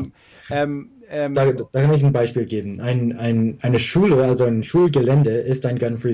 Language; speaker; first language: German; early bilingual, heritage; English